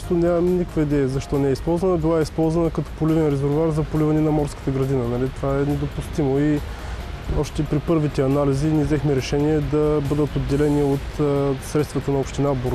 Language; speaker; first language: Bulgarian; native; Bulgarian